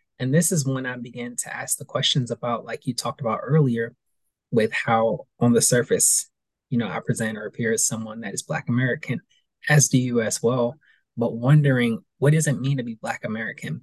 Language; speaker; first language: English; native; English